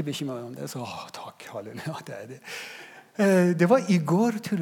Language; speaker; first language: Norwegian; non-native, fluent; Persian